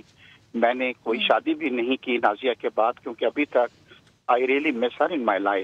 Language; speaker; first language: Urdu; native; Urdu